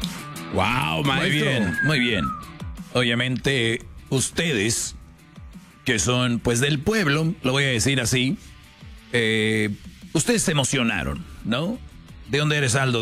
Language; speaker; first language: Spanish; native; Spanish